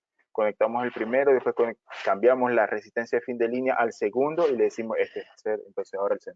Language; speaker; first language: Spanish; native; Spanish